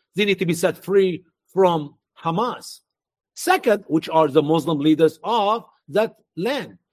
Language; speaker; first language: English; non-native, fluent; Arabic